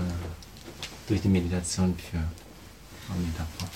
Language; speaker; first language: German; non-native, fluent; Vietnamese